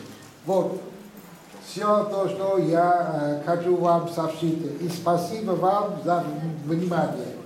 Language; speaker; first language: Russian; non-native, fluent; Vietnamese